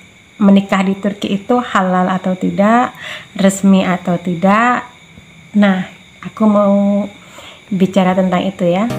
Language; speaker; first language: Indonesian; native; Indonesian